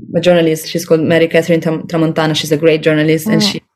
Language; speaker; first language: English; non-native, fluent; Italian